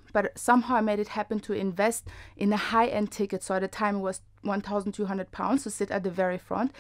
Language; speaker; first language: English; non-native, fluent; German